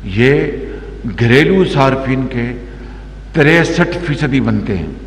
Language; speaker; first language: Urdu; non-native, local second language; Punjabi